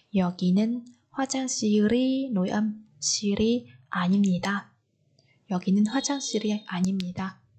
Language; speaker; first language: Korean; non-native, fluent; Vietnamese